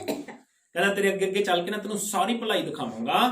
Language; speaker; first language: Hindi; non-native, local second language; Punjabi